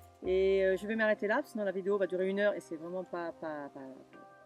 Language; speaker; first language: French; native; French